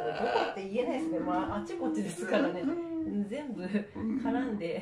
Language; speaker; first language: Japanese; native; Japanese